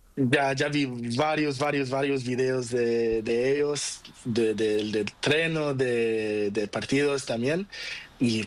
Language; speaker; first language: Spanish; non-native, learner; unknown